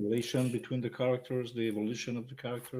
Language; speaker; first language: English; non-native, learner; French